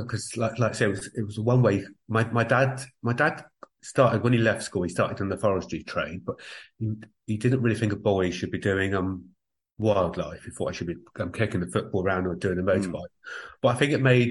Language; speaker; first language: English; native; English